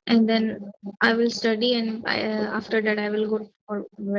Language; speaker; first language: English; non-native, learner; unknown